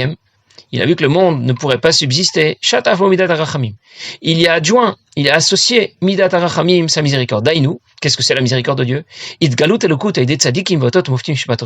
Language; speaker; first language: French; native; French